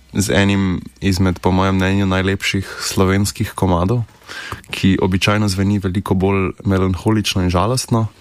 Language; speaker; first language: Slovenian; native; Slovenian